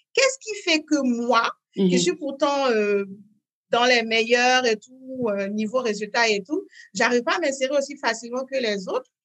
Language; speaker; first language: French; native; French